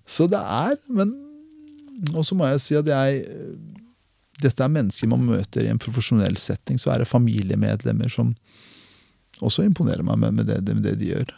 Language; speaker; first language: Norwegian; early bilingual, other home language; Persian